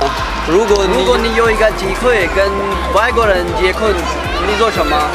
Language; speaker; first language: Chinese; non-native, learner; Urdu